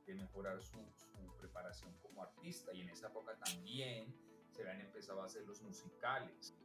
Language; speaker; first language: Spanish; native; Spanish